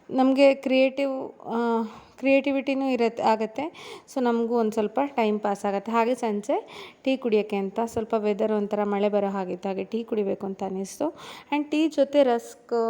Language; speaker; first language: Kannada; non-native, local second language; Tulu